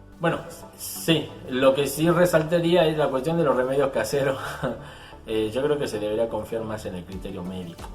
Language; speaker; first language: Spanish; native; Spanish